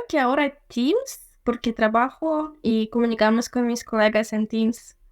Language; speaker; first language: Spanish; non-native, fluent; Ukrainian